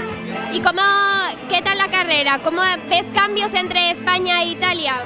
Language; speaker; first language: Spanish; native; Spanish